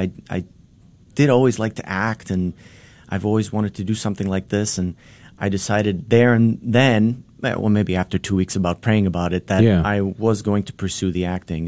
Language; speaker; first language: English; early bilingual, other home language; Polish